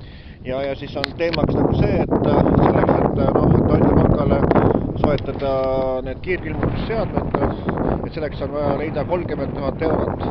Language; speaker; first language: Estonian; native; Estonian